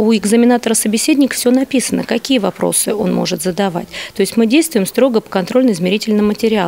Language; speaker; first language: Russian; native; Russian